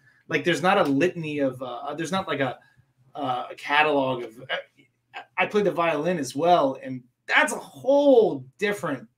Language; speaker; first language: English; native; English